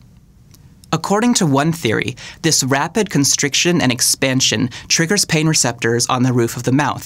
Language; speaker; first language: English; native; English